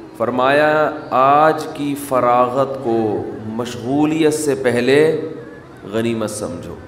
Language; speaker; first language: Urdu; native; Urdu